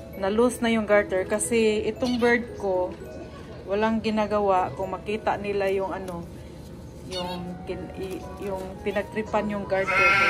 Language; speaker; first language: Filipino; non-native, local second language; Cebuano